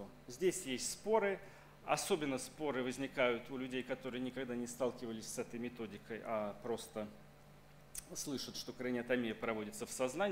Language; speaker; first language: Russian; native; Russian